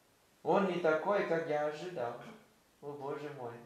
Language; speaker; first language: Russian; non-native, fluent; Thai